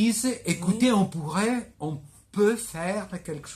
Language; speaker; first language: French; non-native, fluent; Greek